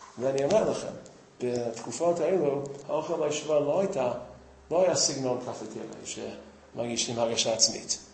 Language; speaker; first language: Hebrew; non-native, fluent; English